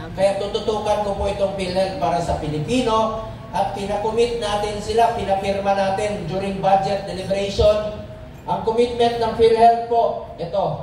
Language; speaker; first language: Filipino; non-native, local second language; Cebuano